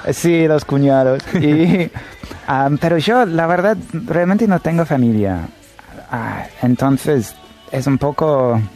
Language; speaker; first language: Spanish; non-native, fluent; English